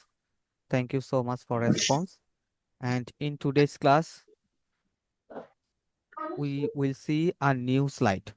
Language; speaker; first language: English; non-native, fluent; Bangla